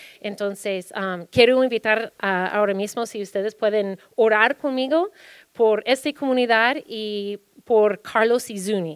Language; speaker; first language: Spanish; early bilingual, heritage; Spanish